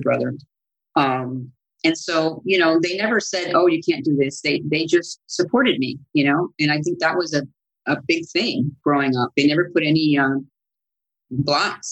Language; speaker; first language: English; non-native, fluent; Italian